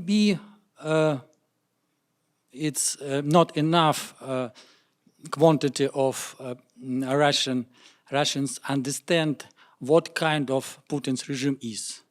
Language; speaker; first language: English; non-native, learner; Russian